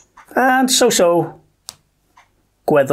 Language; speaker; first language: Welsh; non-native, learner; English